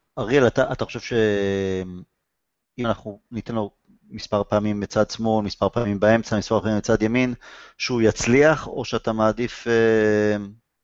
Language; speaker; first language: Hebrew; native; Hebrew